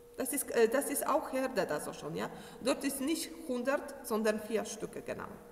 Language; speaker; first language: German; non-native, learner; Polish